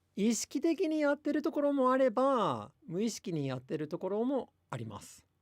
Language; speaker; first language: Japanese; non-native, fluent; English